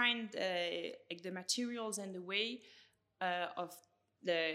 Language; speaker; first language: English; non-native, fluent; French